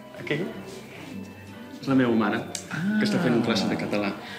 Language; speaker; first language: Catalan; non-native, fluent; Dutch